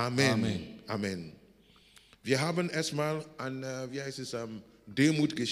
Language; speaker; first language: German; non-native, learner; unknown